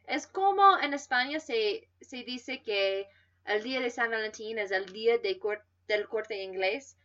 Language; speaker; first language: Spanish; non-native, fluent; English